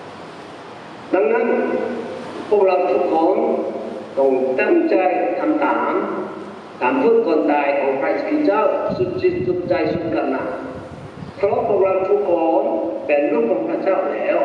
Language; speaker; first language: Thai; non-native, fluent; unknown